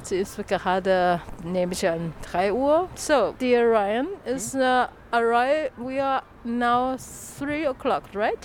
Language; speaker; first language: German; non-native, learner; Chinese